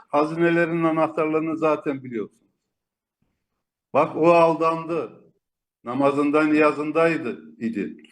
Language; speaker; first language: Turkish; native; Turkish